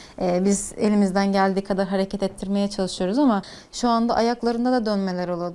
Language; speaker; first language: Turkish; native; Turkish